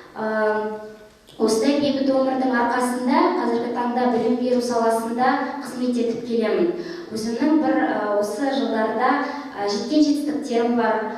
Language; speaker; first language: Kazakh; native; Kazakh